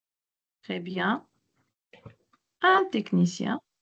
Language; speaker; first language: French; non-native, local second language; Arabic